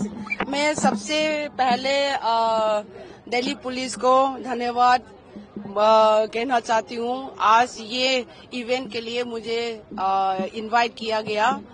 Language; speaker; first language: Hindi; non-native, local second language; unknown